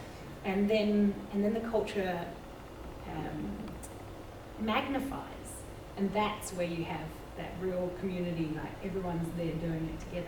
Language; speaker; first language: English; native; English